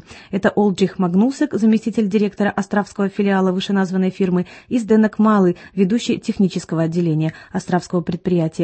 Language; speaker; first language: Russian; native; Russian